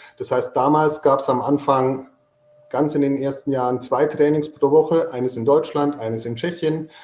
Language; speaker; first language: German; native; German